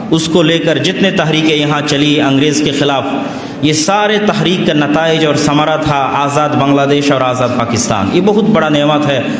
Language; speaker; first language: Urdu; non-native, fluent; Bangla